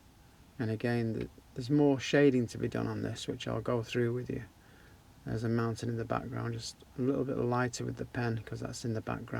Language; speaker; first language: English; native; English